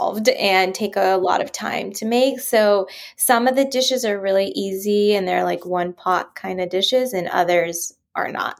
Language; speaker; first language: English; native; English